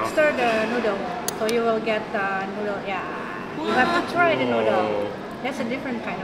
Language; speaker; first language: English; non-native, fluent; Indonesian